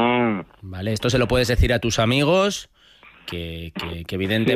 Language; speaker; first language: Spanish; native; Spanish